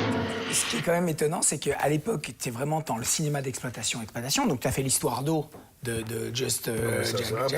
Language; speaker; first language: French; native; French